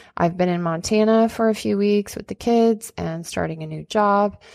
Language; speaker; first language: English; native; English